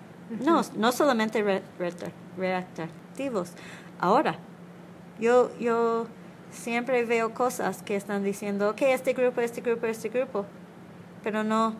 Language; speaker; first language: Spanish; non-native, learner; English